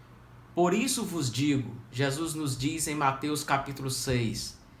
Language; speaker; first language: Portuguese; native; Portuguese